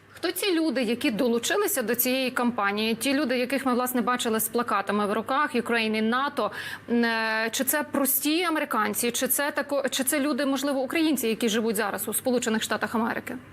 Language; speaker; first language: Ukrainian; native; Ukrainian